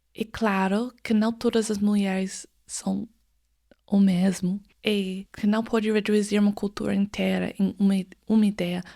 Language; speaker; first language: Portuguese; non-native, fluent; English